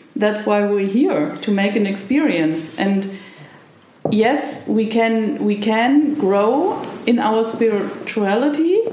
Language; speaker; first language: English; non-native, fluent; German